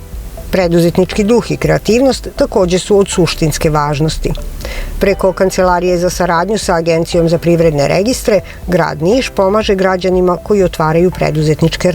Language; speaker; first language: Serbian; native; Serbian